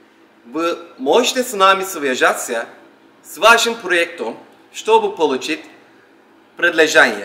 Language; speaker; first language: Russian; non-native, learner; Turkish